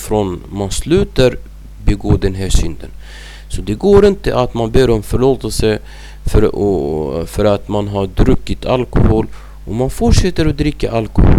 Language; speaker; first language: Swedish; non-native, fluent; Arabic